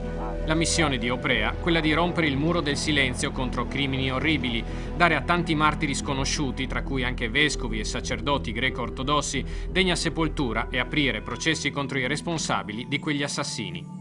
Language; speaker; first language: Italian; native; Italian